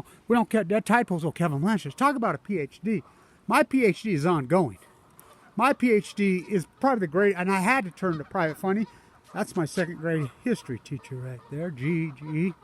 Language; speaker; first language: English; native; English